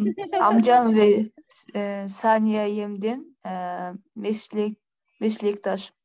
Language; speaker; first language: Turkish; non-native, learner; Kyrgyz